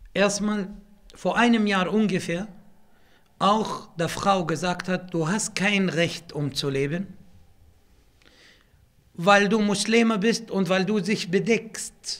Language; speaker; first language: German; non-native, fluent; Arabic